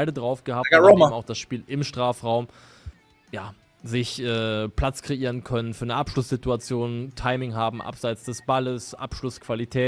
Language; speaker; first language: German; native; German